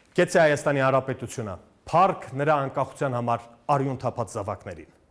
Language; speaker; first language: Armenian; native; Armenian